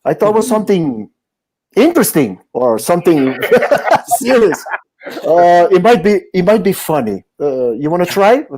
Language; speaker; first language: English; non-native, fluent; Portuguese